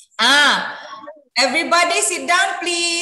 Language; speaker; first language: English; non-native, fluent; Indonesian